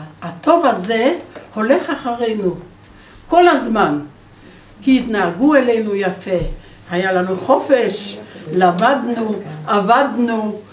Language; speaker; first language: Hebrew; non-native, fluent; Polish